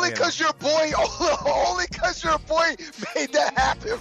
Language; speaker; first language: English; native; English